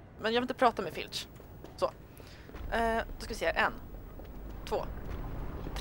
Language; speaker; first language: Swedish; native; Swedish